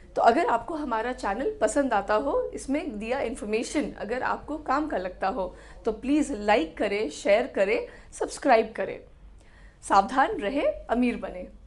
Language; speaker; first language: Hindi; native; Hindi